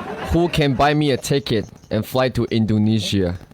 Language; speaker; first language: English; non-native, fluent; Chinese